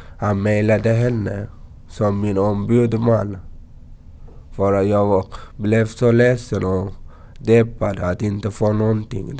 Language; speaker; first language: Swedish; non-native, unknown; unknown